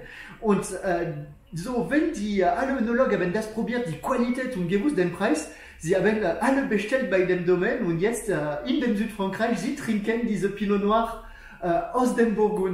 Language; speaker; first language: German; non-native, learner; French